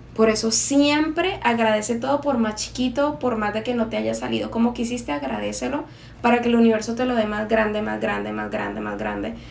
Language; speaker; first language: Spanish; native; Spanish